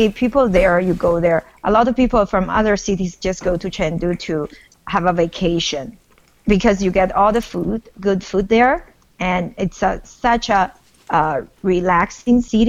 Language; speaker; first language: English; non-native, fluent; Chinese